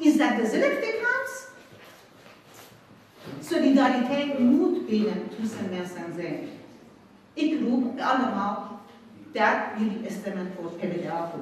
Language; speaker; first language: Dutch; non-native, fluent; Persian